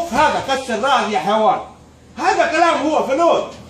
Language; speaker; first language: Arabic; non-native, learner; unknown